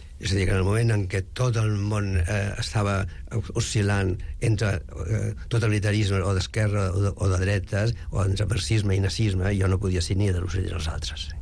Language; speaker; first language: Catalan; non-native, local second language; Spanish